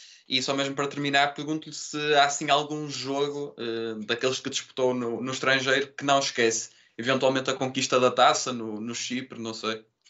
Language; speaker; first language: Portuguese; native; Portuguese